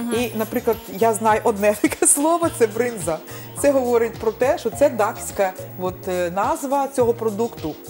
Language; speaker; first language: Ukrainian; non-native, local second language; Romanian